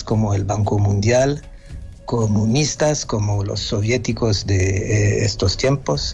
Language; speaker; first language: Spanish; non-native, fluent; French